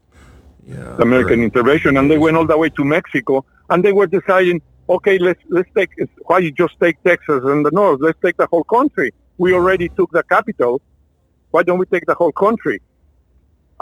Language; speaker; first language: English; non-native, fluent; French